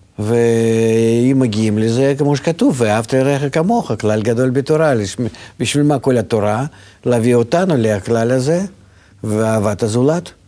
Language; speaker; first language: Hebrew; non-native, fluent; Russian